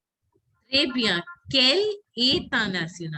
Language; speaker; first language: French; non-native, fluent; Hindi